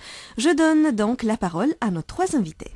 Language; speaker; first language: French; non-native, fluent; Romanian